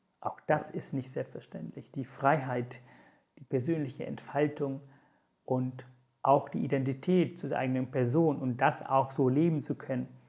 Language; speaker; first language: German; non-native, fluent; Tamil